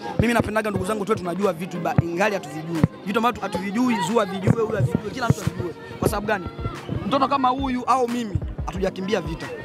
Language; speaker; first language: Swahili; non-native, local second language; Bembe